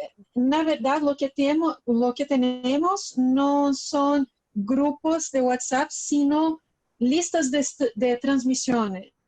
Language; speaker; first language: Spanish; non-native, fluent; Portuguese